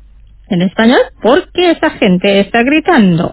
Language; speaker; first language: Spanish; non-native, fluent; Indonesian